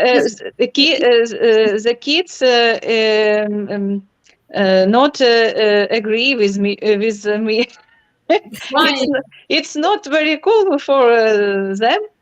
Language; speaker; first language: English; non-native, learner; Ukrainian